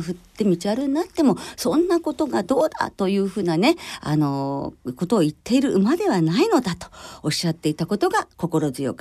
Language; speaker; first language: Japanese; native; Japanese